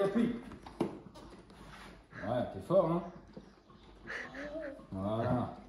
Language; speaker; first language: French; native; French